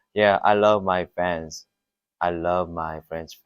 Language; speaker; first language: English; non-native, learner; Korean